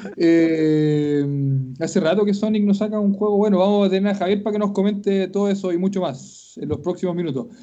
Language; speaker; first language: Spanish; native; Spanish